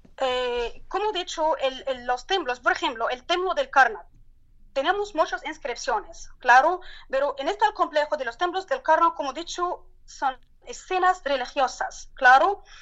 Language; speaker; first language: Spanish; non-native, learner; Arabic